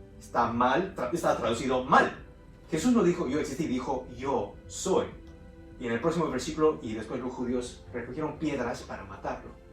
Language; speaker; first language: Spanish; early bilingual, heritage; Spanish